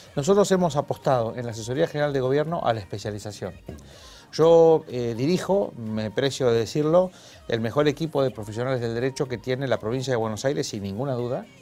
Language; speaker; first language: Spanish; native; Spanish